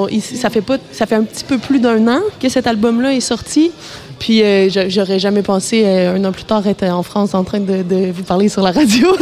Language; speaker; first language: French; native; French